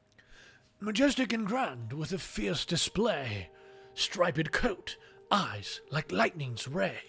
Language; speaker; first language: English; native; English